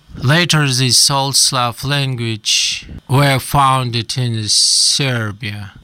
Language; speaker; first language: English; non-native, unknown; Russian